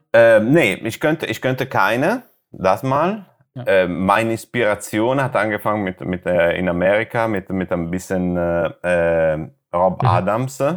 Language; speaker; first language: German; non-native, learner; Italian